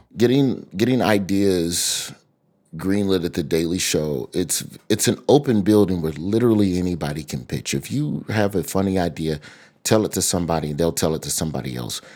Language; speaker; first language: English; native; English